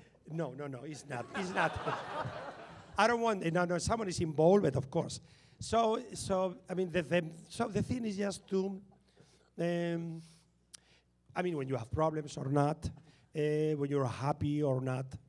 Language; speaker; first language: English; non-native, fluent; Spanish